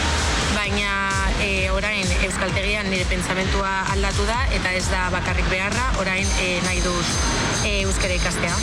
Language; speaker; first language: Basque; non-native, local second language; Spanish